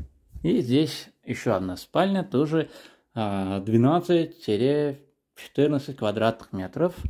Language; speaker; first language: Russian; native; Russian